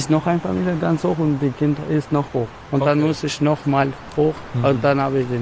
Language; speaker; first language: German; non-native, learner; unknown